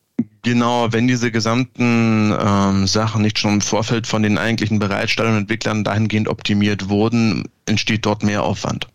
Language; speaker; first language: German; native; German